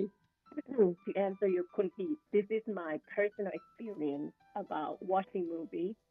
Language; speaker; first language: English; non-native, fluent; Thai